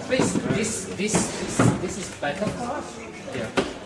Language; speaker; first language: English; non-native, learner; Slovak